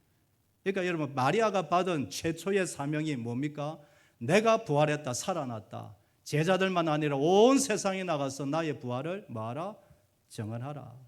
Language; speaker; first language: Korean; native; Korean